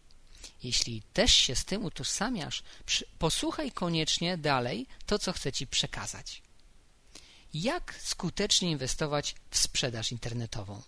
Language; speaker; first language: Polish; native; Polish